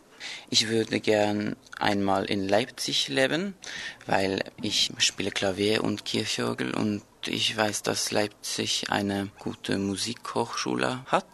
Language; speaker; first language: German; non-native, learner; Norwegian